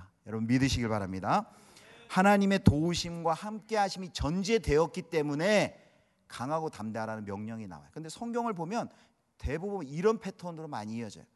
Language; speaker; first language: Korean; native; Korean